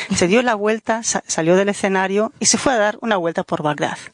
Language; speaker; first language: Spanish; non-native, fluent; Dutch